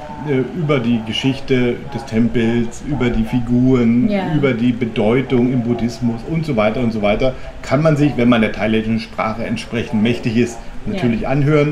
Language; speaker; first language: German; native; German